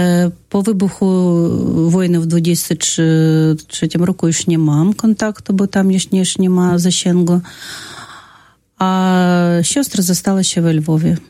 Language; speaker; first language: Polish; non-native, fluent; Russian